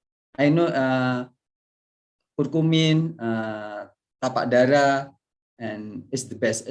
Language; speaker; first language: English; non-native, learner; Indonesian